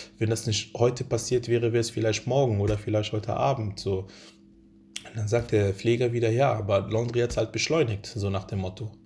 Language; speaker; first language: German; early bilingual, other home language; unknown